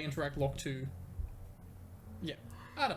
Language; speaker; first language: English; native; English